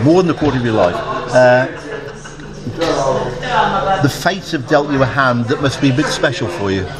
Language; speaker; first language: English; native; English